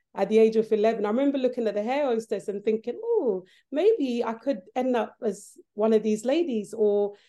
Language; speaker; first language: English; early bilingual, other home language; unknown